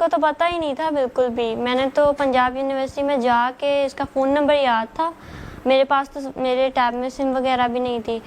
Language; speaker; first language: Urdu; native; Urdu